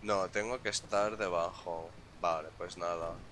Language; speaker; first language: Spanish; non-native, local second language; Catalan